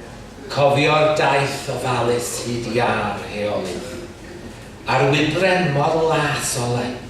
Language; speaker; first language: Welsh; native; Welsh